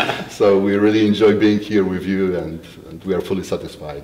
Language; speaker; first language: English; non-native, fluent; Polish